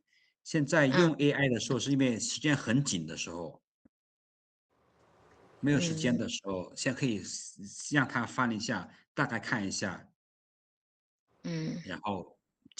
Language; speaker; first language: Chinese; non-native, fluent; Lao